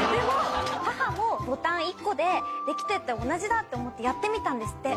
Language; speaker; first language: Japanese; native; Japanese